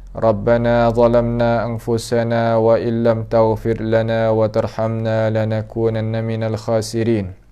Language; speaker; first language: Arabic; non-native, fluent; Malay